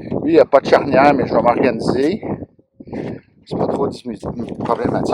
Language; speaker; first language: French; native; French